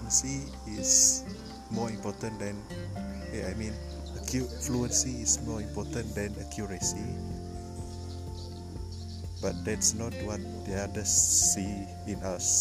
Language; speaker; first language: English; non-native, local second language; Malay